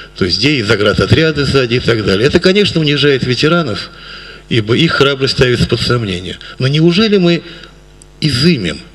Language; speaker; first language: Russian; native; Russian